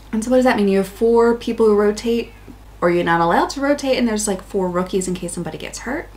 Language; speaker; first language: English; native; English